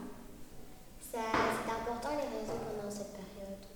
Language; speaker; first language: French; native; French